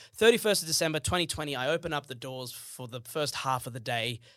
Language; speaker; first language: English; early bilingual, other home language; Arabic